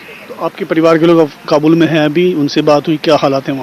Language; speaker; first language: Hindi; native; Hindi